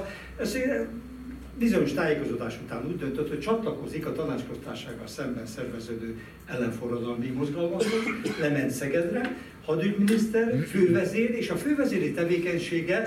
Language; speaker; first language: Hungarian; native; Hungarian